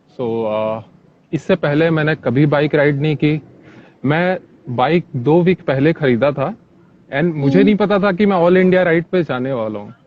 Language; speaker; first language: Hindi; native; Hindi